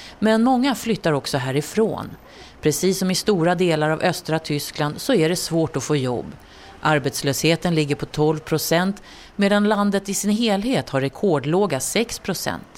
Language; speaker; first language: Swedish; native; Swedish